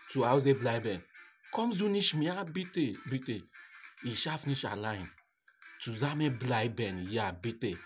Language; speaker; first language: German; non-native, learner; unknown